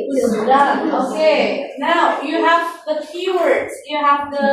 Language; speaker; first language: English; non-native, fluent; Indonesian